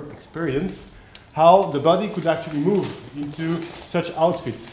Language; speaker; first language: English; non-native, fluent; French